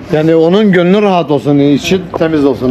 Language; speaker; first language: Turkish; native; Turkish